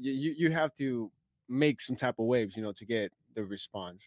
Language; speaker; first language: English; early bilingual, other home language; Spanish